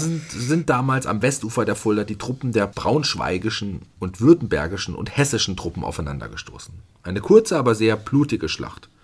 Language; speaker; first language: German; native; German